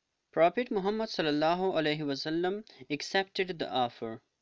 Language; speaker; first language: English; non-native, local second language; Urdu